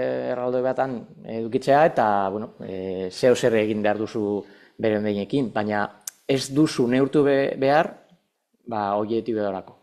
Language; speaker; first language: Basque; non-native, local second language; Spanish